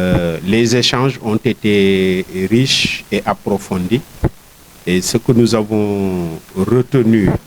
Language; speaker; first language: French; non-native, local second language; Wolof